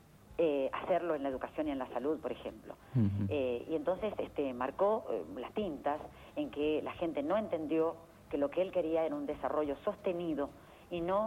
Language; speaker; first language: Spanish; native; Spanish